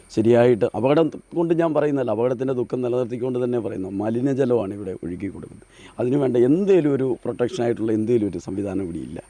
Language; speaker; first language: Malayalam; native; Malayalam